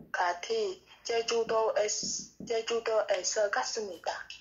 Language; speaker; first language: Korean; non-native, learner; Vietnamese